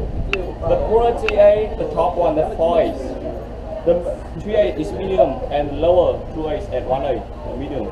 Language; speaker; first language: English; non-native, learner; Vietnamese